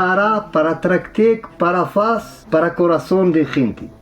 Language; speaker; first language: Spanish; non-native, learner; Arabic